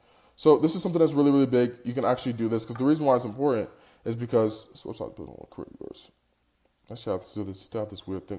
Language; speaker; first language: English; native; English